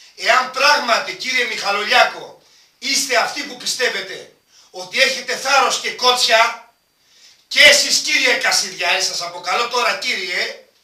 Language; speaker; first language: Greek; non-native, local second language; Romany